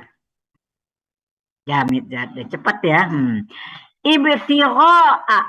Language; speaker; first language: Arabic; non-native, fluent; Indonesian